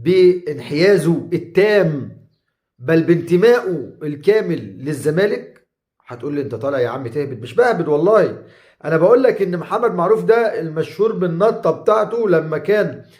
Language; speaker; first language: Arabic; native; Arabic